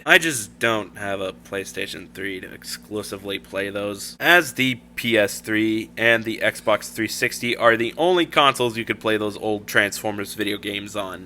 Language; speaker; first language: English; native; English